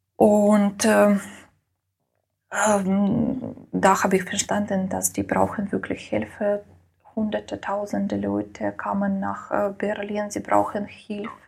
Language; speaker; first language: German; non-native, learner; Ukrainian